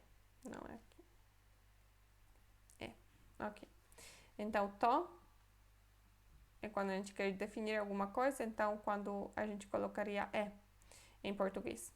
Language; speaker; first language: Portuguese; non-native, fluent; Polish